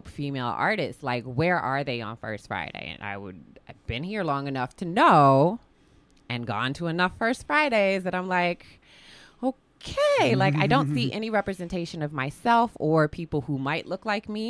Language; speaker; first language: English; native; English